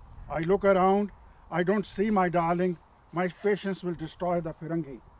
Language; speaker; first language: English; non-native, local second language; Punjabi